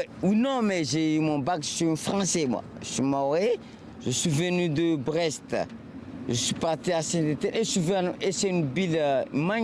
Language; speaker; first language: French; non-native, local second language; Comorian